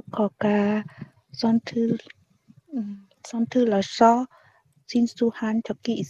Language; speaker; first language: Korean; non-native, learner; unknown